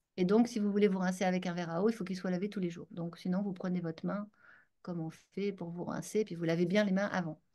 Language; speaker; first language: French; native; French